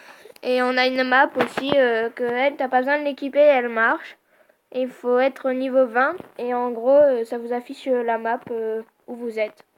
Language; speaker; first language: French; native; French